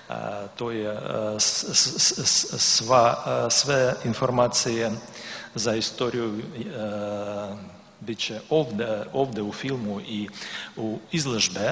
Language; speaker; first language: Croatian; non-native, learner; Russian